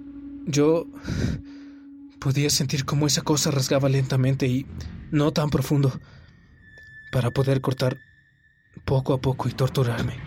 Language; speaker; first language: Spanish; native; Spanish